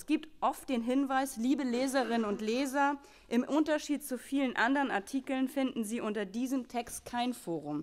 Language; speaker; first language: German; native; German